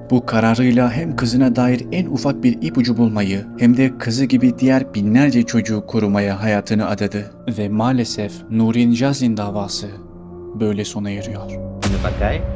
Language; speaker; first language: Turkish; native; Turkish